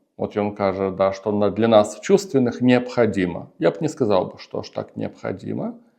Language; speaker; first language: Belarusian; non-native, local second language; Russian